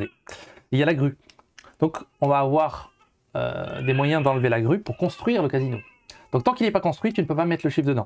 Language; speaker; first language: French; native; French